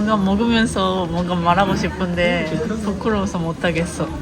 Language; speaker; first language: Korean; non-native, fluent; Japanese